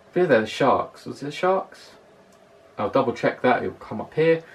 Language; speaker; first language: English; native; English